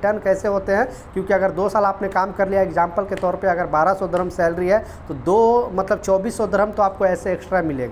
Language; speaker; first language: Hindi; native; Hindi